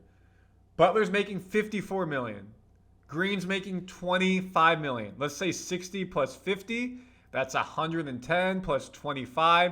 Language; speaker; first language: English; native; English